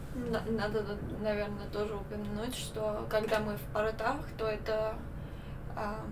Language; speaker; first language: Russian; non-native, local second language; Armenian